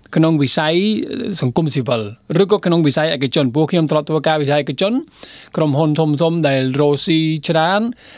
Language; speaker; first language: Khmer; non-native, fluent; Spanish